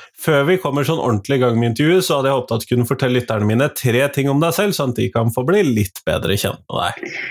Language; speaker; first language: Norwegian; native; Norwegian